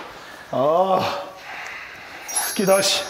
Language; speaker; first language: Korean; native; Korean